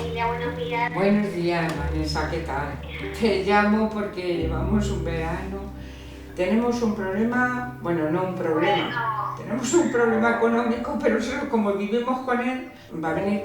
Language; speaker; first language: Spanish; native; Spanish